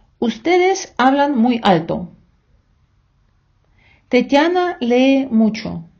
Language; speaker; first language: Spanish; non-native, fluent; Ukrainian